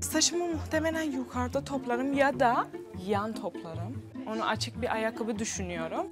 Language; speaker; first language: Turkish; non-native, fluent; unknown